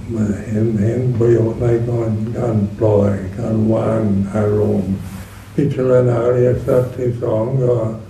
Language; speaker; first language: Thai; non-native, fluent; English